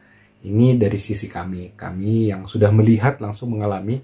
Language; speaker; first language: Indonesian; native; Indonesian